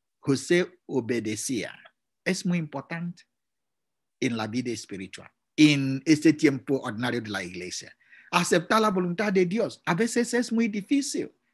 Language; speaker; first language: Spanish; non-native, fluent; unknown